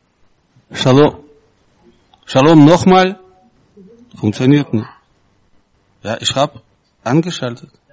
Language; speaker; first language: German; non-native, learner; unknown